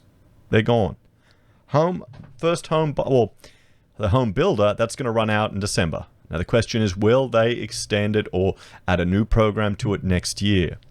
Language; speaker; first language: English; native; English